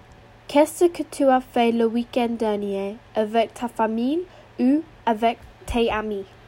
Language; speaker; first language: French; non-native, learner; English